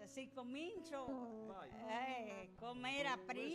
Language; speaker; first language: Italian; non-native, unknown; Spanish